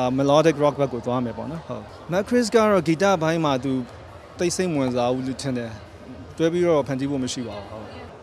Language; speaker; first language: Burmese; native; Burmese